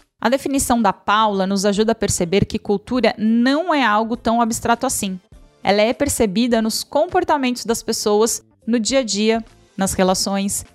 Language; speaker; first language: Portuguese; native; Portuguese